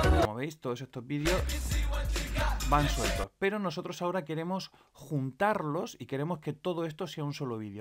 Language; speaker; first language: Spanish; native; Spanish